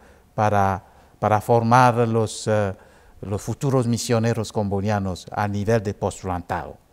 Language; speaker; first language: Spanish; non-native, fluent; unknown